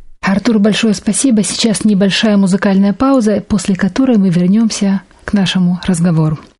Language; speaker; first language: Russian; native; Russian